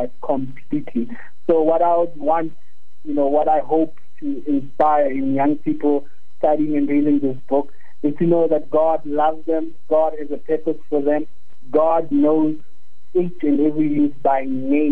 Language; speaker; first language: English; non-native, local second language; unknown